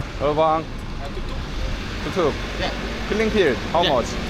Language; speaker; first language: English; non-native, learner; Korean